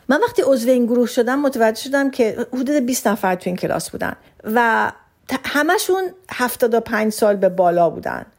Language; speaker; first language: Persian; early bilingual, heritage; Persian